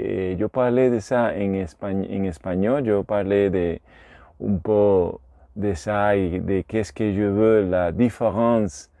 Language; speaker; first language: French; non-native, learner; Spanish